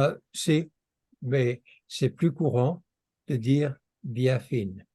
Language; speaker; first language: French; non-native, fluent; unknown